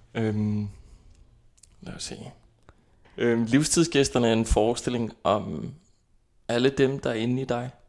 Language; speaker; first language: Danish; non-native, fluent; Icelandic